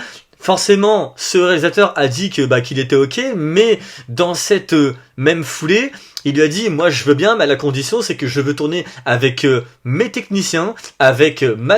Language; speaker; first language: French; native; French